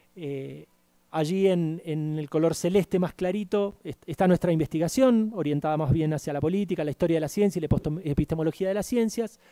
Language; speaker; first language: Spanish; native; Spanish